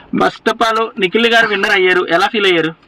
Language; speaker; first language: Telugu; native; Telugu